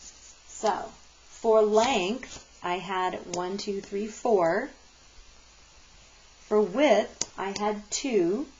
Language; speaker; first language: English; native; English